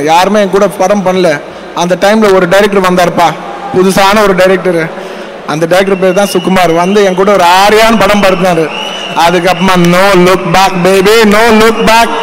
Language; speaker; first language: Tamil; non-native, local second language; Telugu